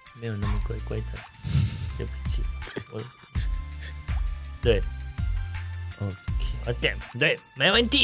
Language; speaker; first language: Chinese; non-native, learner; Japanese